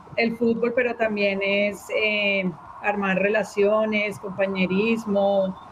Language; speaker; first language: Spanish; native; Spanish